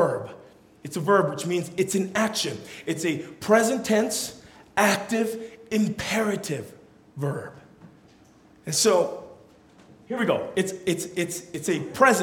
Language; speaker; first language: English; early bilingual, other home language; Tongan